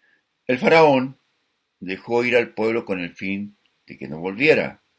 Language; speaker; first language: Spanish; native; Spanish